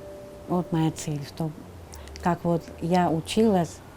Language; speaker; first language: Russian; non-native, fluent; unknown